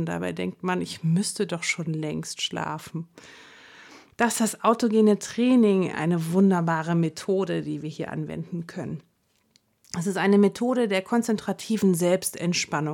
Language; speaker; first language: German; native; German